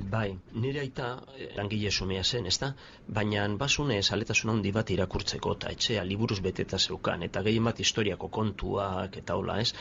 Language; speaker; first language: Basque; non-native, local second language; Spanish